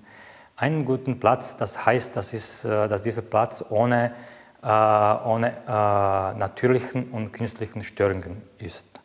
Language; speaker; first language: German; non-native, fluent; Czech